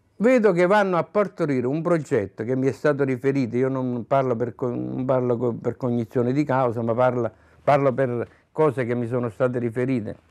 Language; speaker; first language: Italian; native; Italian